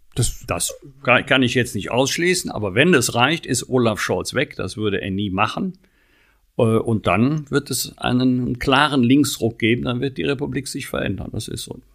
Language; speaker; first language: German; native; German